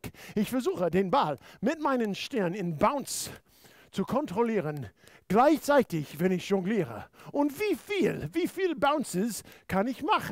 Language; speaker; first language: German; non-native, fluent; English